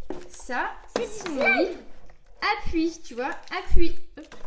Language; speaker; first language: French; native; French